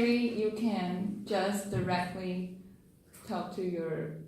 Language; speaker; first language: English; non-native, learner; Chinese